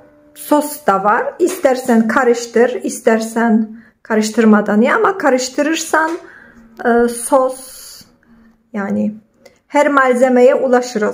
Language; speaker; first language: Turkish; non-native, fluent; Polish